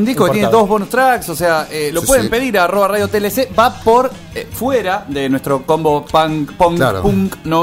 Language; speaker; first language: Spanish; native; Spanish